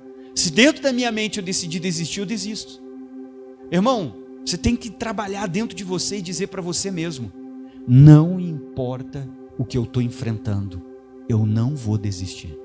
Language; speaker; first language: Portuguese; native; Portuguese